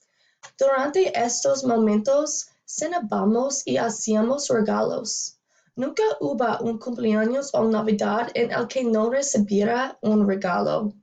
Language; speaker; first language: Spanish; non-native, learner; English